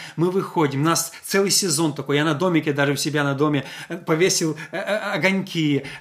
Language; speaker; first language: Russian; non-native, local second language; Ukrainian